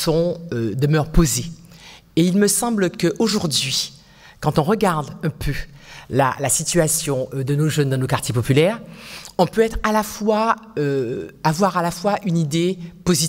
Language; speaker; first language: French; native; French